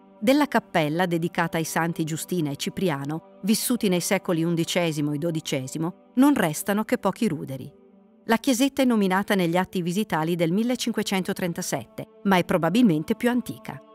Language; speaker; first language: Italian; native; Italian